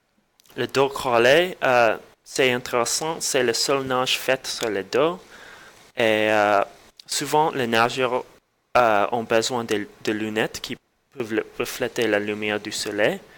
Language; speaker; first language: French; non-native, learner; English